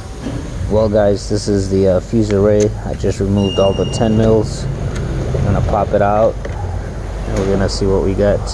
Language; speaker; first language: English; native; English